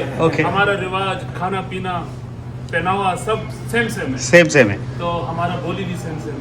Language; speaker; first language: Hindi; non-native, local second language; Pashto